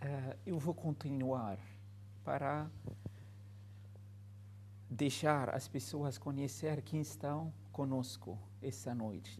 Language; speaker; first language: Portuguese; non-native, fluent; Arabic